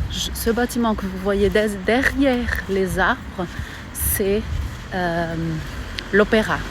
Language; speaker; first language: French; non-native, fluent; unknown